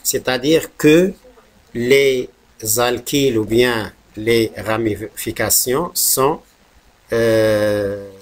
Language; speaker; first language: French; non-native, local second language; Arabic